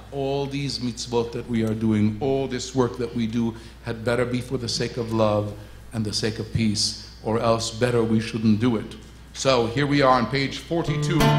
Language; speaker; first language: English; native; English